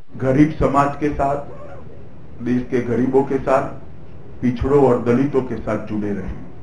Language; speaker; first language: Hindi; non-native, local second language; Gujarati